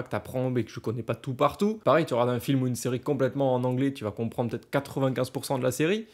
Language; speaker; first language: French; native; French